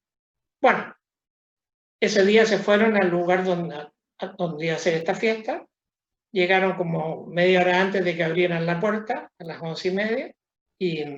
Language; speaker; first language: Spanish; native; Spanish